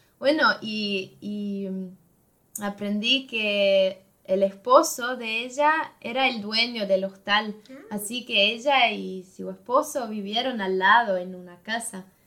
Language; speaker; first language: Spanish; non-native, fluent; German